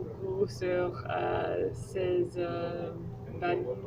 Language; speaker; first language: French; non-native, learner; English